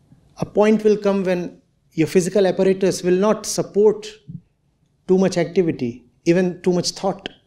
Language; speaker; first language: English; non-native, local second language; Hindi